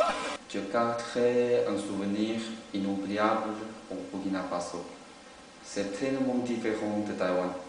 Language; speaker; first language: French; non-native, learner; Chinese